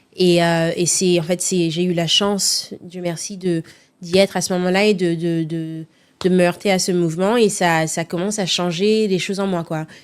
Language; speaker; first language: French; early bilingual, other home language; Lingala